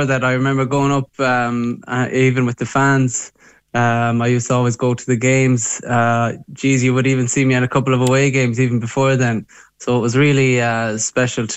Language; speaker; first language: English; native; English